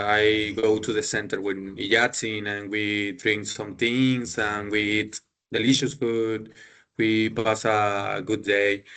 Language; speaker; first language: English; non-native, learner; Spanish